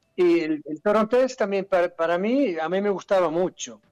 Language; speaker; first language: Spanish; non-native, fluent; German